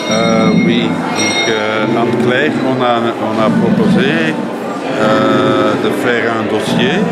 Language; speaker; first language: French; non-native, local second language; Dutch